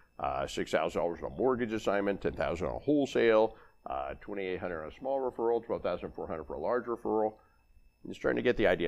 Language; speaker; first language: English; native; English